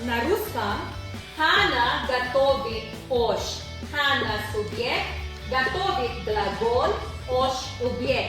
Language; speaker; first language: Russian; non-native, learner; Filipino